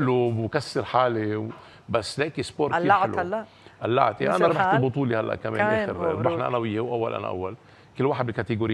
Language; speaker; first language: Arabic; native; Arabic